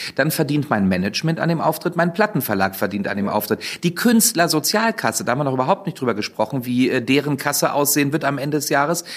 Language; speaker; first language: German; native; German